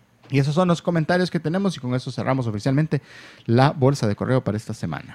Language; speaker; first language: Spanish; native; Spanish